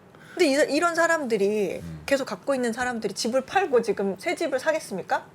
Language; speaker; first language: Korean; native; Korean